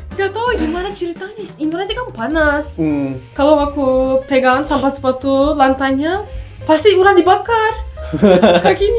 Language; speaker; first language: Indonesian; non-native, fluent; Turkish